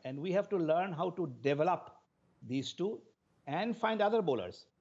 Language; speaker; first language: English; non-native, local second language; Bangla